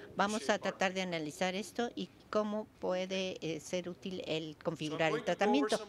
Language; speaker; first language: Spanish; non-native, fluent; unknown